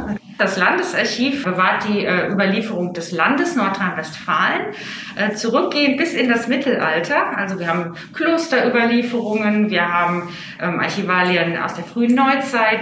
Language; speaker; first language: German; native; German